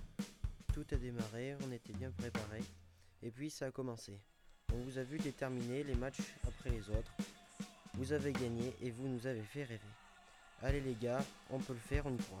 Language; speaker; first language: French; native; French